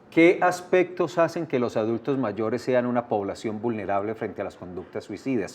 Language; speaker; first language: Spanish; native; Spanish